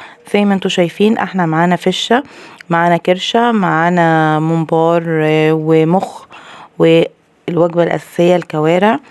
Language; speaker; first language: Arabic; native; Arabic